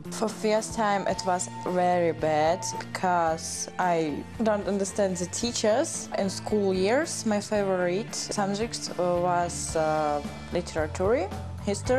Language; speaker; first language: English; non-native, learner; German